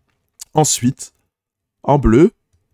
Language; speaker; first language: French; native; French